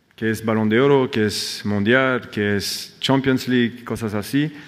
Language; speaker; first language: Spanish; non-native, fluent; French